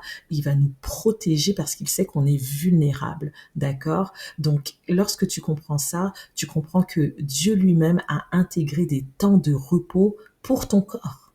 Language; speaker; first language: French; native; French